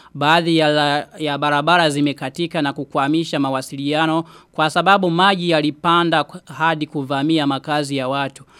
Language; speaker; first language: Swahili; non-native, local second language; Rundi